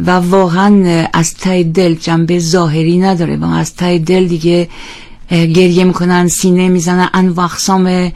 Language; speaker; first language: Persian; non-native, fluent; French